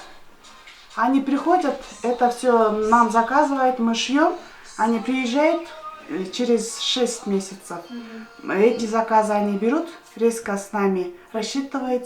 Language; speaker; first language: Russian; non-native, local second language; Kyrgyz